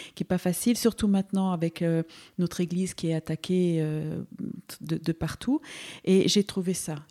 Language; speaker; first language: French; native; French